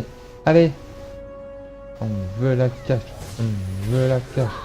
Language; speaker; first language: French; native; French